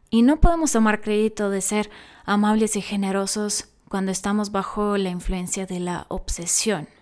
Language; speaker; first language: Spanish; non-native, fluent; Russian